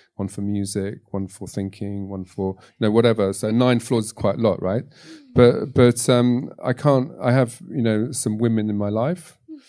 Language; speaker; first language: English; native; English